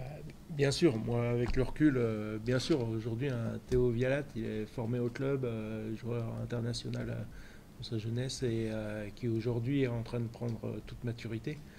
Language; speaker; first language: French; native; French